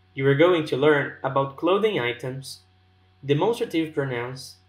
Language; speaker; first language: English; non-native, fluent; Portuguese